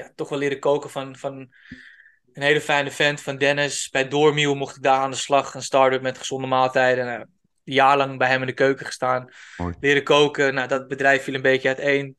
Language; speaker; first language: Dutch; native; Dutch